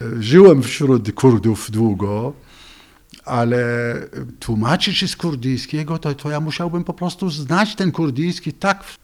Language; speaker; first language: Polish; non-native, fluent; Arabic